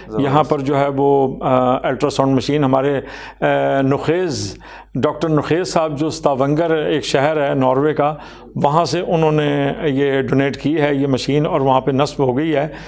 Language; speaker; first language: Urdu; non-native, local second language; Punjabi